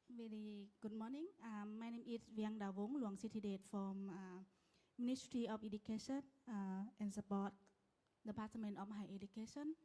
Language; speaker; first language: English; non-native, learner; Lao